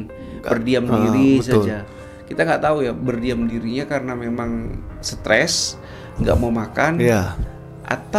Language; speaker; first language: Indonesian; native; Indonesian